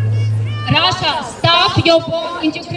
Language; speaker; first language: English; non-native, fluent; Ukrainian